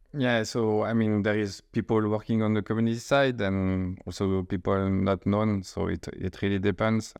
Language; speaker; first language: English; non-native, fluent; French